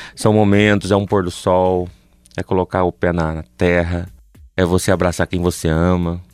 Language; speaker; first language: Portuguese; native; Portuguese